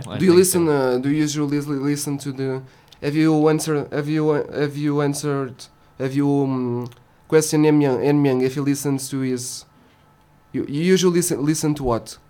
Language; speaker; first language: English; non-native, fluent; Korean